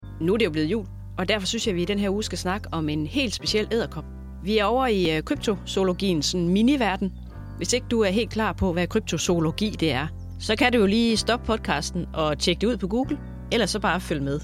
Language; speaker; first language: Danish; native; Danish